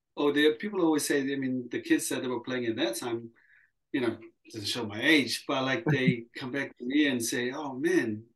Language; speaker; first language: English; early bilingual, other home language; Samoan